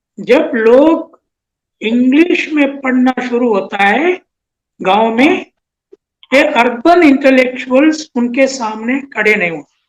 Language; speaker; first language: Hindi; non-native, local second language; Telugu